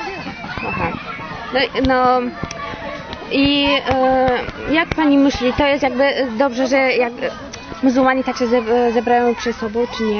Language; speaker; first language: Polish; non-native, learner; Tajik